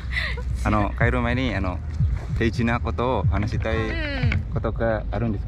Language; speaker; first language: Japanese; non-native, fluent; Indonesian